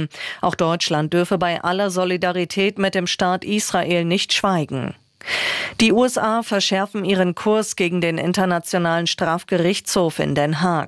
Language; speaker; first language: German; native; German